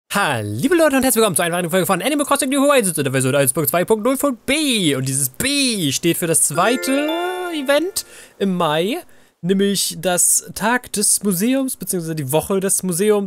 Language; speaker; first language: German; native; German